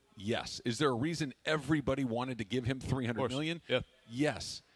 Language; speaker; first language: English; native; English